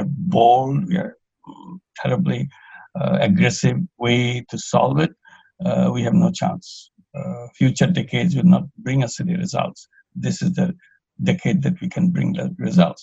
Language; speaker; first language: English; non-native, local second language; Bangla